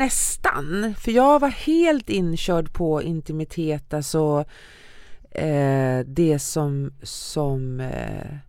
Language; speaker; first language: Swedish; native; Swedish